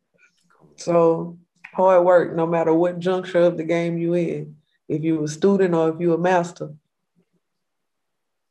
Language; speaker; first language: English; native; English